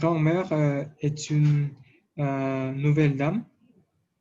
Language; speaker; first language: French; non-native, learner; Russian